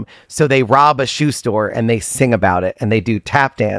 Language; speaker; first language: English; native; English